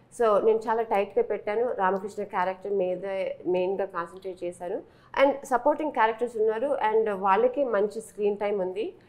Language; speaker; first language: Telugu; early bilingual, heritage; Telugu